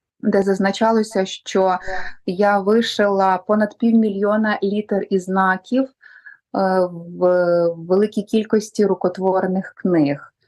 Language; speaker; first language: Ukrainian; native; Ukrainian